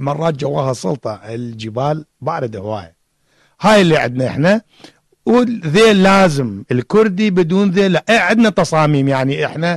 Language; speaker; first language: Arabic; non-native, local second language; Kurdish